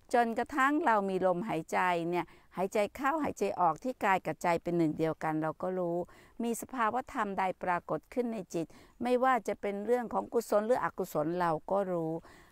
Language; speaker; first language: Thai; native; Thai